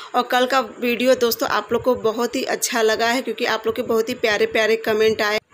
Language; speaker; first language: Hindi; native; Hindi